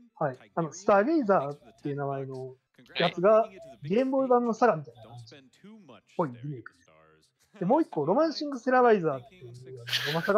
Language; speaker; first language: Japanese; native; Japanese